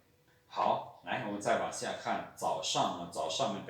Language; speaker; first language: Chinese; non-native, fluent; Lao